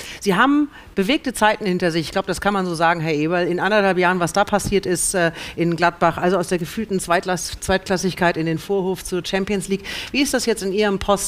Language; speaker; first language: German; native; German